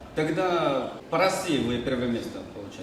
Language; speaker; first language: Russian; non-native, fluent; Korean